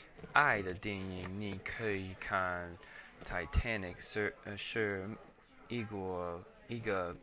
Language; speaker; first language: Chinese; non-native, learner; English